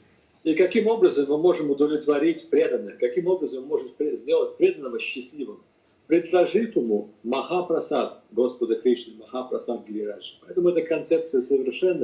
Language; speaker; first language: Russian; native; Russian